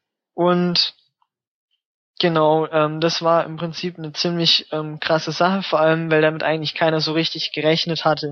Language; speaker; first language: German; native; German